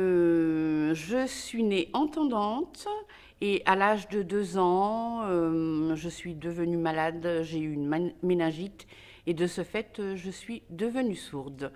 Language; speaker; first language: French; native; French